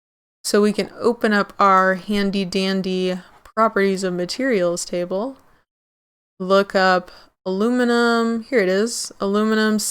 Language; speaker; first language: English; native; English